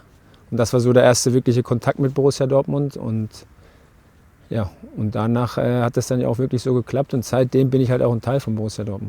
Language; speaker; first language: German; native; German